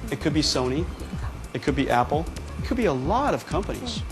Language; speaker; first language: English; early bilingual, other home language; Chinese